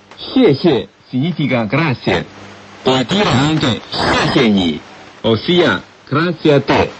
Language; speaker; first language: Italian; non-native, fluent; Chinese